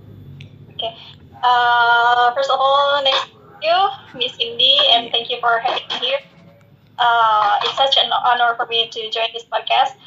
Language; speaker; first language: English; non-native, fluent; Indonesian